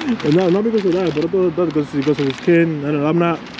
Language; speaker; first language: English; early bilingual, other home language; Spanish